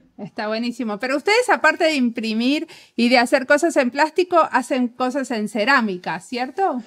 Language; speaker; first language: Spanish; native; Spanish